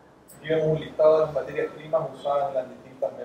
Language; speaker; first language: Italian; non-native, learner; Spanish